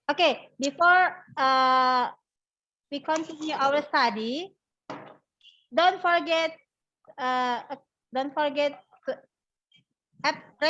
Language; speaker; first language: English; non-native, learner; Indonesian